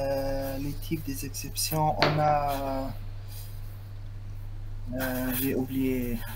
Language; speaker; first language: French; non-native, local second language; Arabic